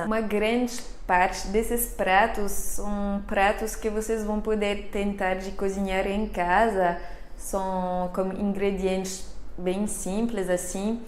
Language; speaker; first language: Portuguese; non-native, fluent; French